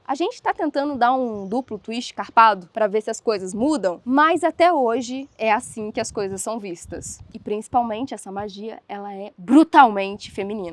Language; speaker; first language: Portuguese; native; Portuguese